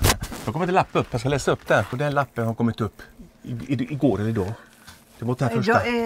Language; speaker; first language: Swedish; native; Swedish